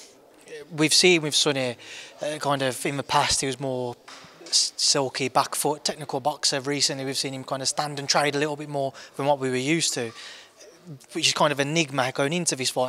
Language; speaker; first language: English; native; English